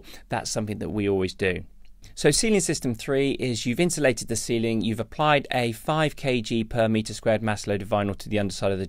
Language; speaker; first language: English; native; English